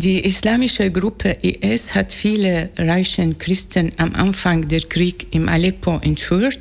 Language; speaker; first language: German; non-native, learner; Arabic